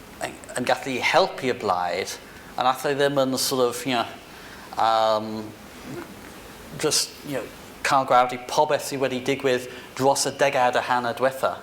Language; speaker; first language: Welsh; non-native, fluent; English